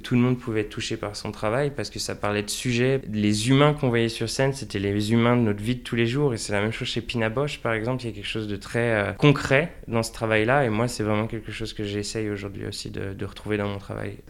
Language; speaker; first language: French; native; French